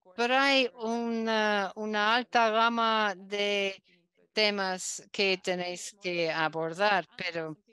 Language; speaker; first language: Spanish; non-native, fluent; Dutch